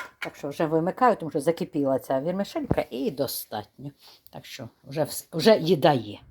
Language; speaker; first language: Ukrainian; native; Ukrainian